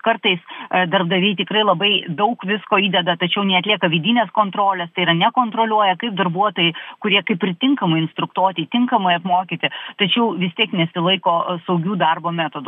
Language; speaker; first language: Lithuanian; native; Lithuanian